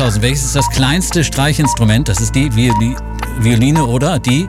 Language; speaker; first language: German; native; German